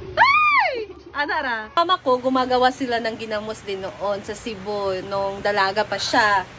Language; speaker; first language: Filipino; non-native, local second language; Cebuano